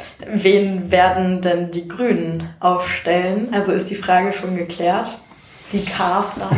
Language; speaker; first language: German; native; German